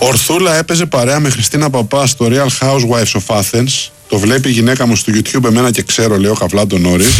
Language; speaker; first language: Greek; native; Greek